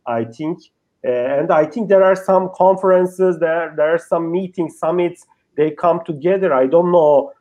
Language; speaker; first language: English; non-native, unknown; Turkish